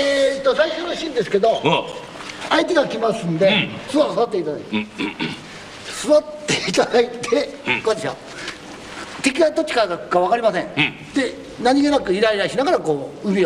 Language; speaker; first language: Japanese; native; Japanese